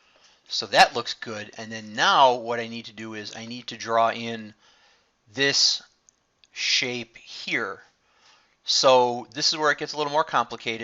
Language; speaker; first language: English; native; English